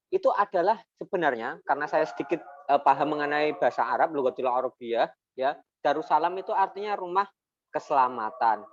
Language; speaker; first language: Indonesian; non-native, local second language; Javanese